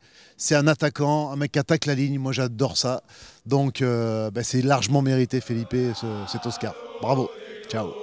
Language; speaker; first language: French; native; French